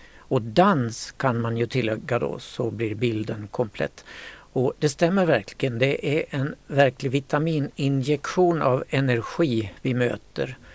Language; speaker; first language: Swedish; native; Swedish